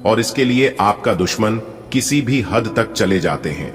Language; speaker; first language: Hindi; native; Hindi